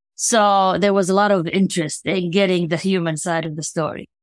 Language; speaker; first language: English; non-native, fluent; Arabic